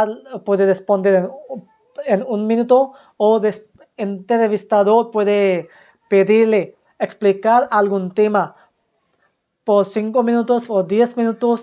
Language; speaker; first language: Spanish; non-native, fluent; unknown